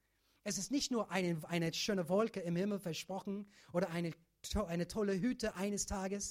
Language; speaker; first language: German; non-native, fluent; English